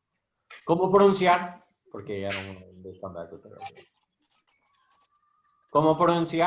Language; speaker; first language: Spanish; non-native, learner; English